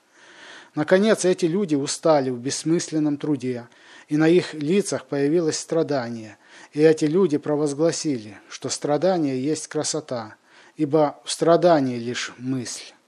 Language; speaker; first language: Russian; native; Russian